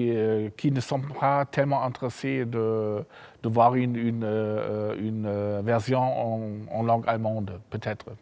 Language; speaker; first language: French; non-native, fluent; German